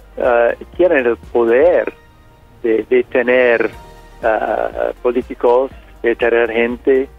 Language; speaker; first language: Spanish; non-native, fluent; English